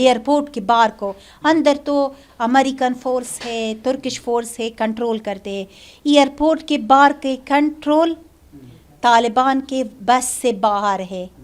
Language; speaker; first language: Hindi; non-native, learner; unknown